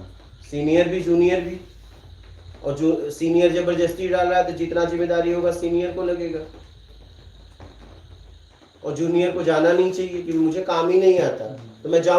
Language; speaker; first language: Hindi; native; Hindi